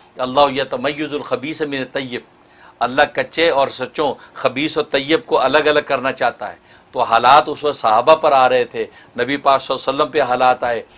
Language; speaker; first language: Urdu; native; Urdu